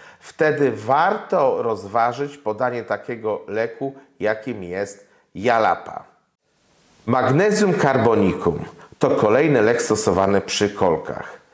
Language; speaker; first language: Polish; native; Polish